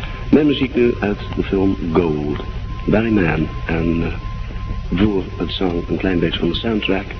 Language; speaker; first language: Dutch; non-native, learner; English